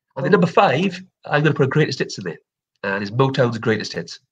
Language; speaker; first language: English; native; English